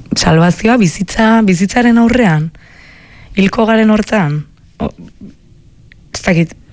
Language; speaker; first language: Basque; native; Basque